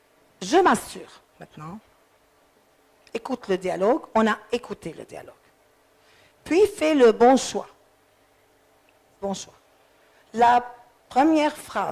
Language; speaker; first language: French; non-native, fluent; Arabic